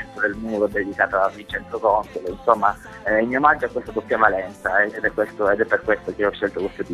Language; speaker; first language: Italian; native; Italian